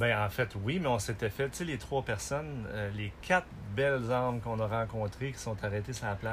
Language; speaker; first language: French; native; French